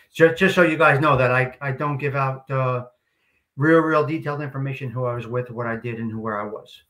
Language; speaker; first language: English; native; English